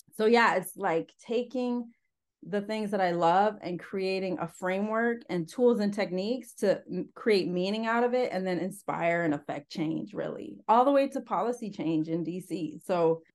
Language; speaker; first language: English; native; English